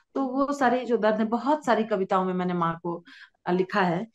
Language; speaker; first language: Hindi; native; Hindi